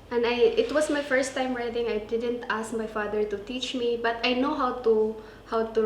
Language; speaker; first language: English; non-native, local second language; Cebuano